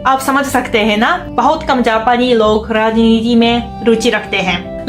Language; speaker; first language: Hindi; non-native, fluent; Japanese